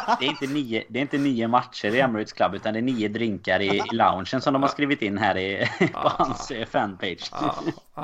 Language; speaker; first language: Swedish; native; Swedish